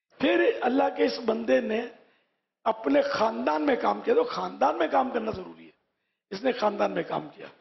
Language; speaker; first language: Urdu; native; Urdu